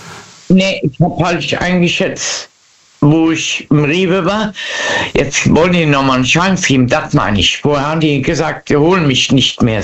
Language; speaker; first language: German; native; German